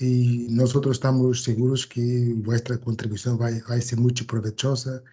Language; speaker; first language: Spanish; non-native, fluent; Portuguese